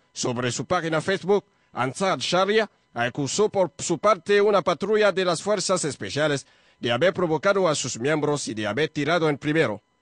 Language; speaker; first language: Spanish; non-native, fluent; French